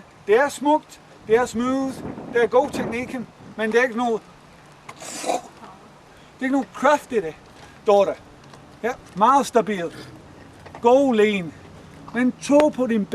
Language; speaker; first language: Danish; non-native, fluent; English